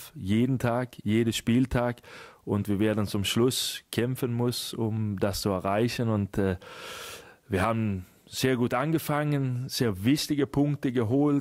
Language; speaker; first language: German; non-native, fluent; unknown